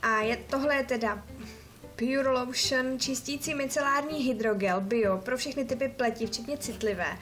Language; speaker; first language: Czech; native; Czech